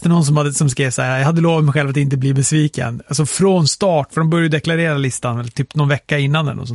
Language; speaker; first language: Swedish; native; Swedish